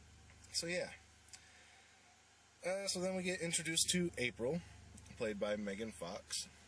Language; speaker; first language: English; native; English